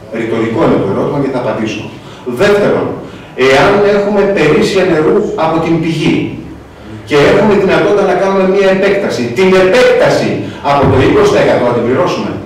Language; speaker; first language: Greek; native; Greek